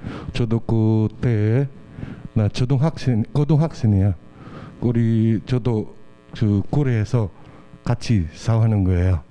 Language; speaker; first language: Korean; non-native, learner; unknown